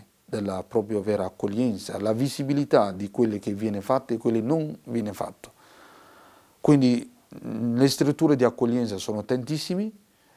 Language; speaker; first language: Italian; non-native, fluent; Somali